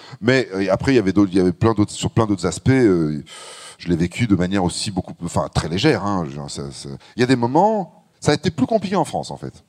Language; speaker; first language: French; native; French